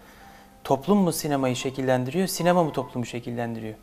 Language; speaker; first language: Turkish; native; Turkish